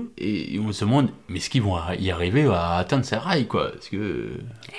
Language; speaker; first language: French; native; French